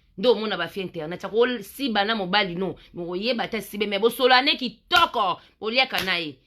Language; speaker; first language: Lingala; native; Lingala